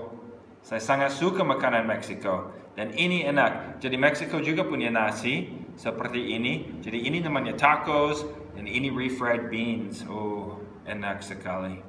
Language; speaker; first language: Indonesian; non-native, fluent; English